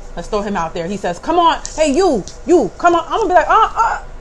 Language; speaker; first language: English; native; English